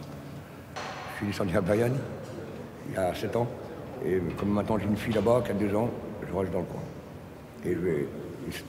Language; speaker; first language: French; native; French